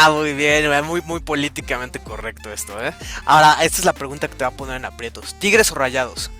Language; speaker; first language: Spanish; native; Spanish